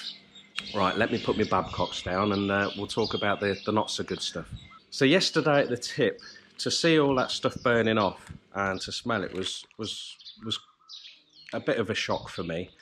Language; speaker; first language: English; native; English